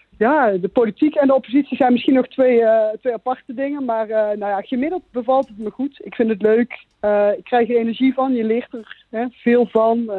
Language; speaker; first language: Dutch; native; Dutch